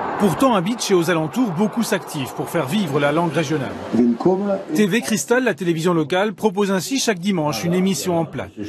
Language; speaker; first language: French; native; French